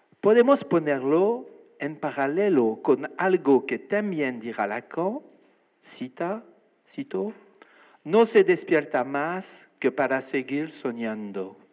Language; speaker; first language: Spanish; non-native, fluent; French